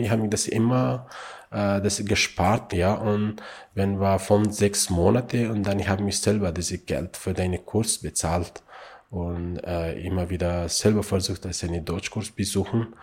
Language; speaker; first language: German; non-native, learner; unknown